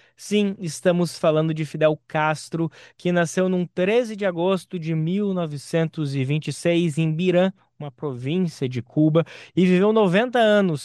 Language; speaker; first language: Portuguese; native; Portuguese